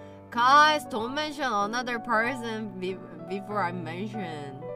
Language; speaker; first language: English; non-native, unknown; Korean